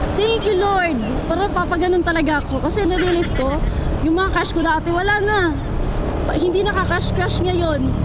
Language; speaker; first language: Filipino; non-native, local second language; Cebuano